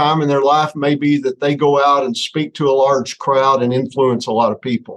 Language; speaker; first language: English; native; English